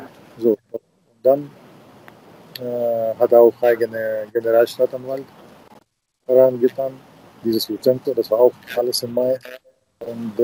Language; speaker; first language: German; non-native, fluent; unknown